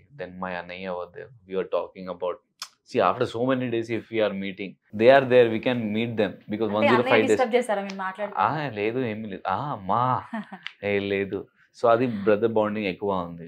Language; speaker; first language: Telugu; non-native, local second language; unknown